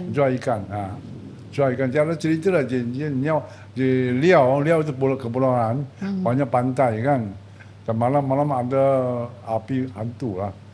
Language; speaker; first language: Malay; non-native, local second language; Chinese